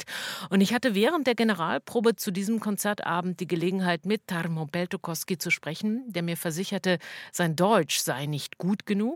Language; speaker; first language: German; native; German